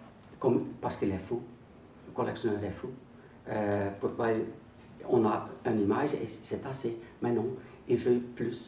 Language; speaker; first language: French; non-native, local second language; Dutch